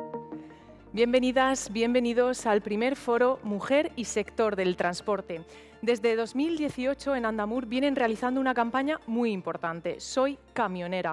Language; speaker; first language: Spanish; native; Spanish